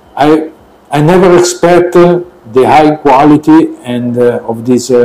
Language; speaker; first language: English; non-native, learner; Italian